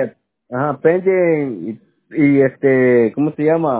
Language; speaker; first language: Spanish; native; Spanish